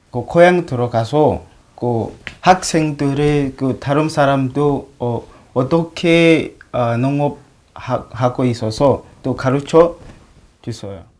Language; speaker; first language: Korean; non-native, learner; Swahili